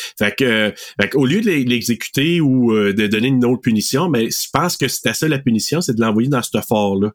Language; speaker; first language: French; native; French